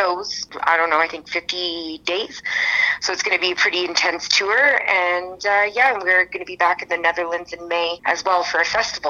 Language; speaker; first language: English; native; English